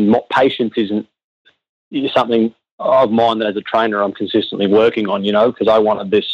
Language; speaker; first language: English; native; English